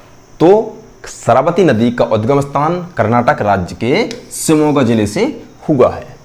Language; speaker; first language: Hindi; native; Hindi